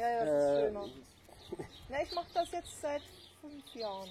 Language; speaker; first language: German; native; German